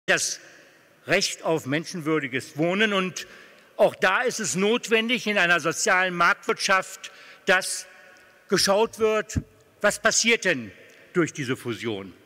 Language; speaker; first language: German; native; German